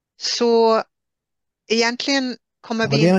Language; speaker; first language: Swedish; non-native, fluent; English